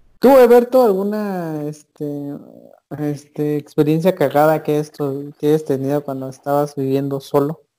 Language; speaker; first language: Spanish; native; Spanish